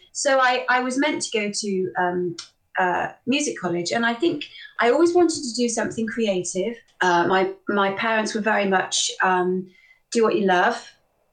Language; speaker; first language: English; native; English